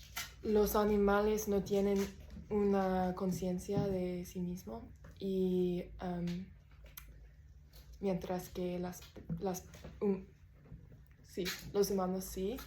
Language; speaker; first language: Spanish; non-native, learner; English